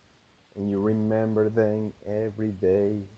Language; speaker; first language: English; non-native, fluent; Spanish